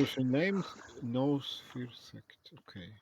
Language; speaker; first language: English; non-native, learner; Polish